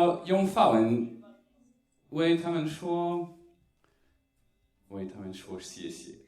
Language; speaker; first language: Chinese; non-native, learner; French